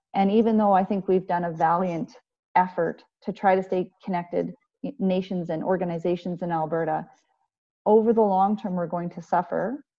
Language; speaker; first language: English; native; English